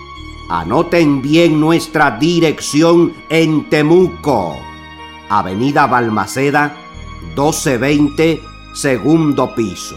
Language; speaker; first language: Spanish; native; Spanish